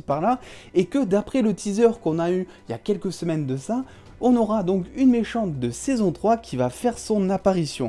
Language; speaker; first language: French; native; French